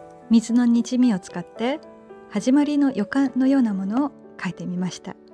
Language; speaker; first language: Japanese; native; Japanese